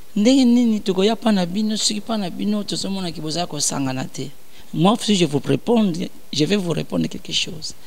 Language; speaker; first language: Lingala; non-native, local second language; Kongo